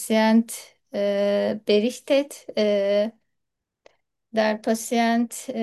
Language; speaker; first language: German; non-native, learner; Turkish